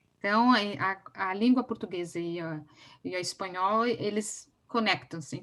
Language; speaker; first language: Portuguese; native; Portuguese